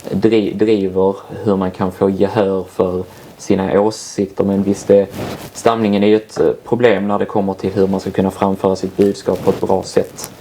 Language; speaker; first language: Swedish; native; Swedish